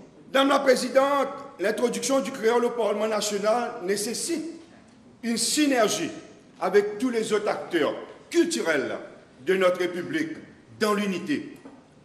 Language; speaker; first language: French; non-native, local second language; Morisyen